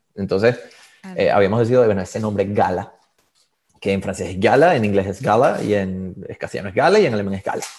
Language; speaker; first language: Spanish; native; Spanish